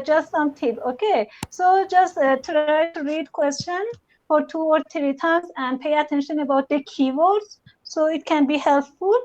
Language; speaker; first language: English; non-native, learner; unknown